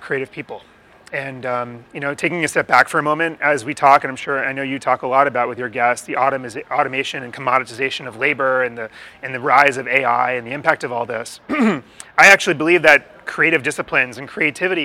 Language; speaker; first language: English; native; English